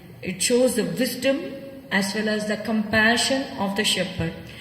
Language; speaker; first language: English; non-native, local second language; Tamil